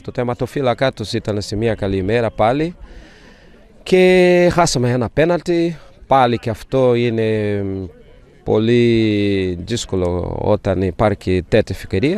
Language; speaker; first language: Greek; non-native, fluent; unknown